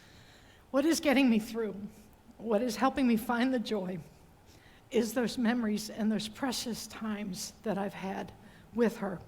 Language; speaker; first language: English; native; English